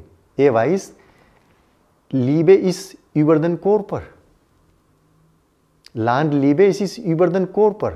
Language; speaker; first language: German; non-native, learner; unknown